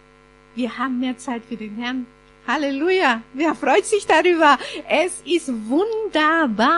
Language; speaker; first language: German; non-native, fluent; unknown